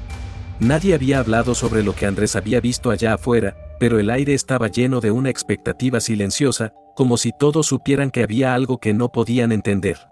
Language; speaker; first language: Spanish; native; Spanish